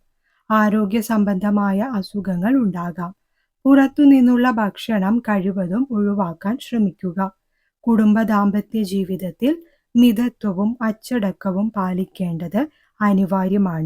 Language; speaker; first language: Malayalam; native; Malayalam